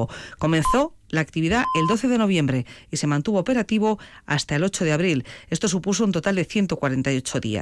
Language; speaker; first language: Spanish; native; Spanish